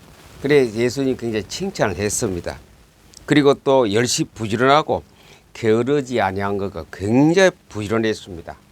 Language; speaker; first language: Korean; native; Korean